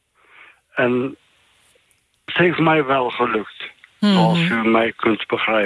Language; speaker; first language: Dutch; non-native, fluent; Turkish